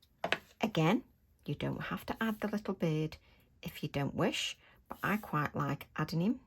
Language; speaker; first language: English; native; English